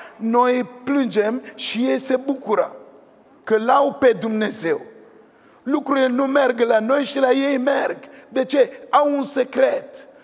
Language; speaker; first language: Romanian; non-native, fluent; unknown